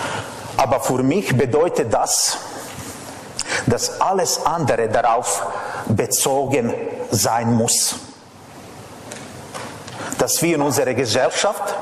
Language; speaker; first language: German; non-native, fluent; Serbian